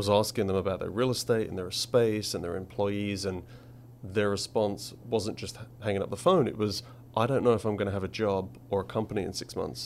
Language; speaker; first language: English; native; English